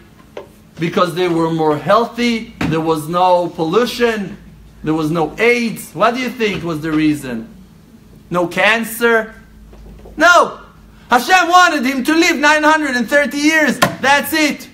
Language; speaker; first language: English; non-native, fluent; Hebrew